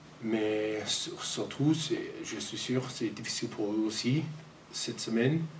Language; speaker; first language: French; non-native, fluent; English